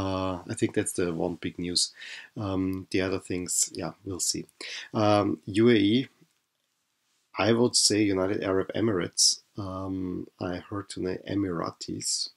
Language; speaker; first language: English; non-native, fluent; German